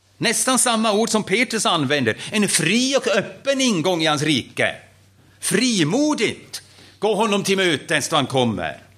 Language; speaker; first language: Swedish; non-native, fluent; German